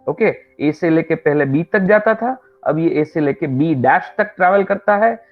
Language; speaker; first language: Hindi; non-native, local second language; Gujarati